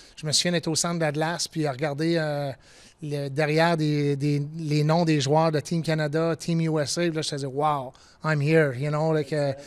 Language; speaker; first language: French; native; French